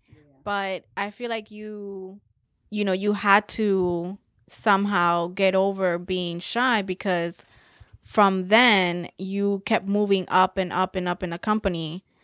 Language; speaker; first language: English; early bilingual, other home language; Spanish